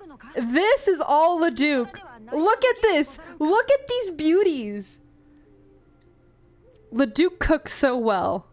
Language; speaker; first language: English; native; English